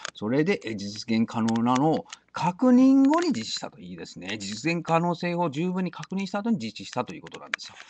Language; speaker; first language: Japanese; native; Japanese